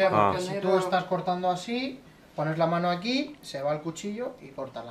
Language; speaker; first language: Spanish; native; Spanish